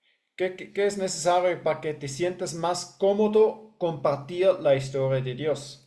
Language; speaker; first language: Spanish; non-native, fluent; English